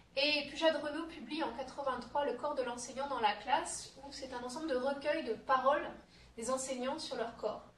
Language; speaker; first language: French; native; French